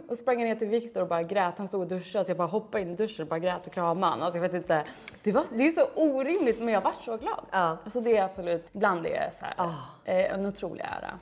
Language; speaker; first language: Swedish; native; Swedish